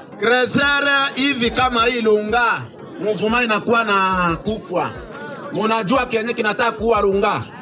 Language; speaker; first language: Swahili; native; Swahili